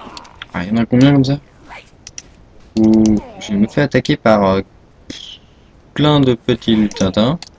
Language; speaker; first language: French; native; French